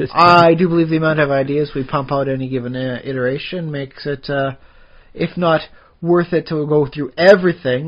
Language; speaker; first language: English; native; English